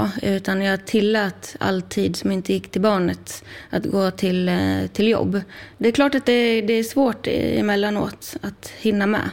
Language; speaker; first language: Swedish; native; Swedish